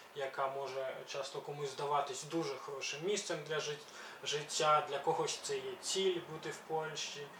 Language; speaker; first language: Ukrainian; early bilingual, other home language; Belarusian